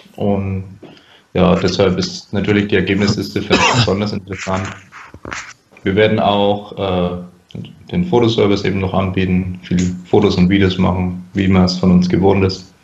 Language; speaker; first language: German; native; German